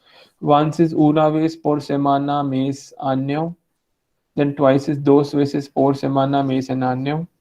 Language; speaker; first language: Spanish; non-native, fluent; Hindi